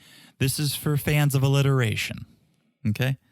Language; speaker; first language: English; native; English